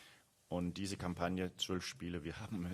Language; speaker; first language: German; non-native, learner; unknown